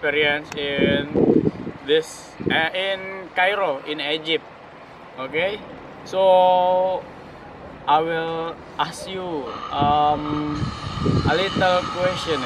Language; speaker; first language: English; non-native, learner; Indonesian